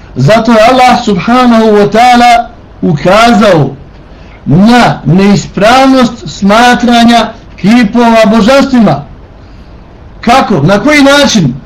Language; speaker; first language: Bosnian; native; Bosnian